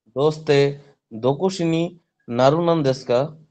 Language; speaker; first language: Japanese; non-native, learner; Bangla